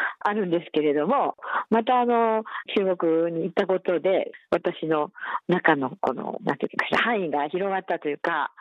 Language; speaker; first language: Japanese; native; Japanese